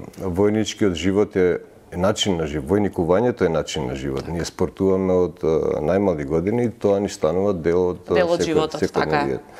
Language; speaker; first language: Macedonian; early bilingual, heritage; Macedonian